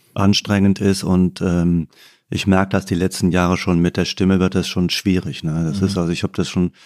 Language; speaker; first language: German; non-native, local second language; Limburgish